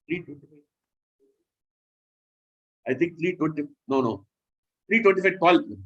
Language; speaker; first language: English; non-native, local second language; Hindi